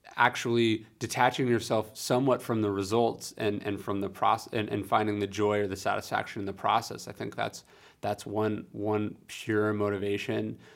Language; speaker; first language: English; native; English